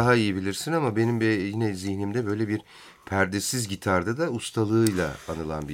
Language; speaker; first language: Turkish; native; Turkish